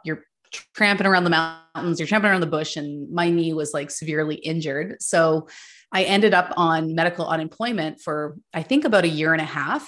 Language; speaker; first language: English; native; English